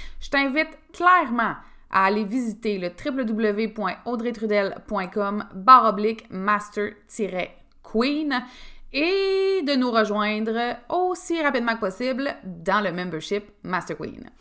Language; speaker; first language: French; native; French